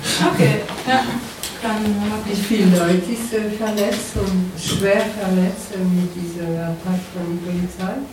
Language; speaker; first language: German; non-native, learner; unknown